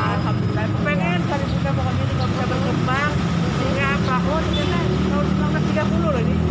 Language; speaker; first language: Indonesian; native; Indonesian